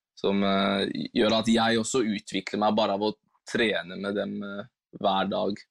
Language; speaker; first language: Norwegian; native; Norwegian